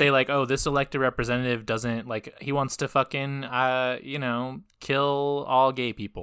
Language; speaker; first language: English; native; English